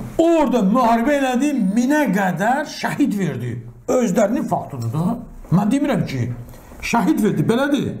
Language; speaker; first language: Azerbaijani; non-native, local second language; Talysh